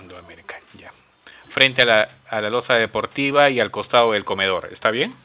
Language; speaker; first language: Spanish; native; Spanish